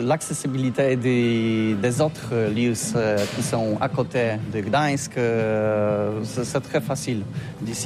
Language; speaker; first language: French; non-native, learner; Polish